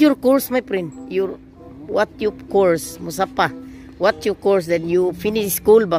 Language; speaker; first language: English; non-native, local second language; Filipino